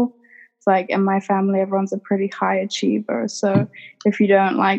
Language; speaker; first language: English; native; English